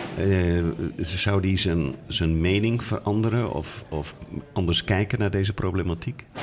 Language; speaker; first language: Dutch; native; Dutch